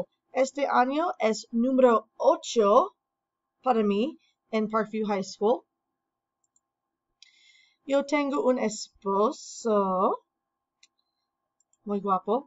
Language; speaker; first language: Spanish; non-native, fluent; English